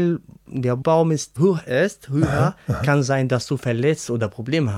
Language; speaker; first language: German; non-native, learner; Arabic